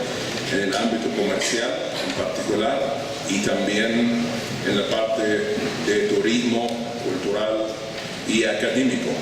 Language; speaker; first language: Spanish; non-native, fluent; Arabic